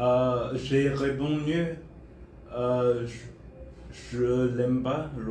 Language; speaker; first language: French; non-native, fluent; Bulgarian